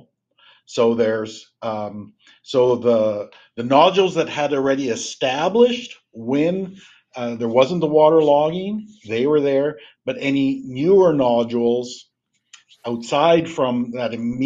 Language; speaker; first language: English; native; English